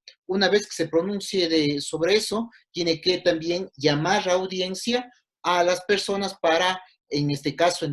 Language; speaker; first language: Spanish; native; Spanish